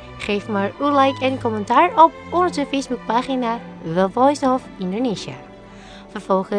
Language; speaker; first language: Dutch; non-native, fluent; Indonesian